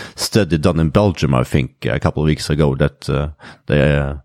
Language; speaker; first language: English; non-native, fluent; Norwegian